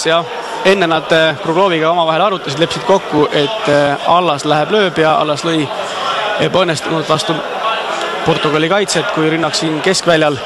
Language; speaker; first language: Estonian; native; Estonian